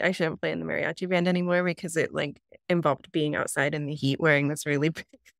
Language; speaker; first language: English; native; English